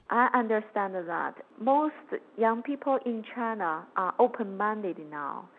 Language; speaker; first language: English; non-native, learner; Chinese